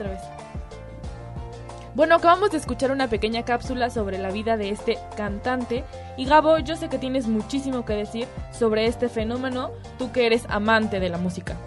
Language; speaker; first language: Spanish; native; Spanish